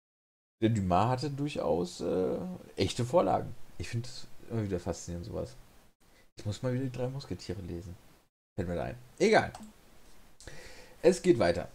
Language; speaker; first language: German; native; German